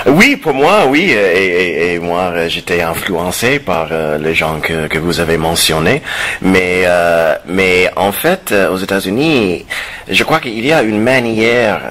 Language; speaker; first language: French; non-native, fluent; English